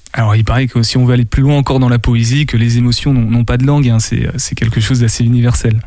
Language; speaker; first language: French; native; French